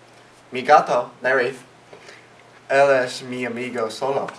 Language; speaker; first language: Spanish; non-native, learner; English